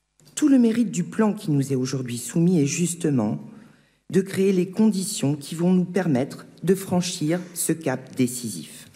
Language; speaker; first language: French; native; French